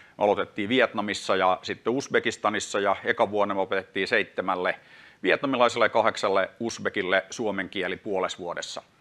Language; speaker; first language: Finnish; non-native, local second language; Swedish